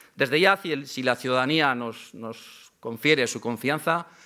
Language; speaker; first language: Spanish; native; Spanish